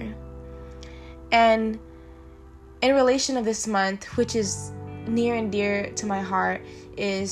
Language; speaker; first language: English; native; English